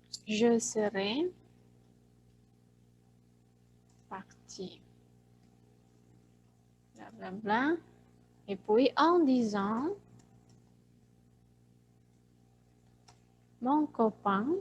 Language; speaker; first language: French; non-native, fluent; Indonesian